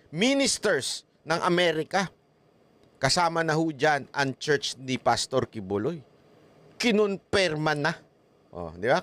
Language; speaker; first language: Filipino; native; Filipino